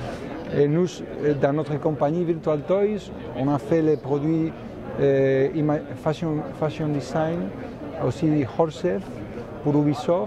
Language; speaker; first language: French; non-native, fluent; Spanish